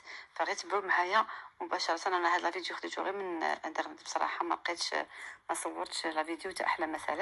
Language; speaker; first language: Arabic; native; Arabic